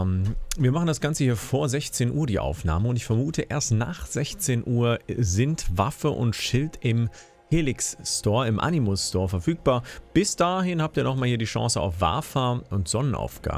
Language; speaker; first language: German; native; German